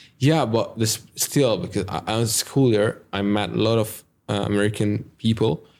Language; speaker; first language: English; non-native, fluent; Hungarian